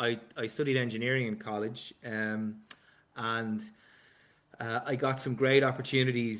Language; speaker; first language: English; native; English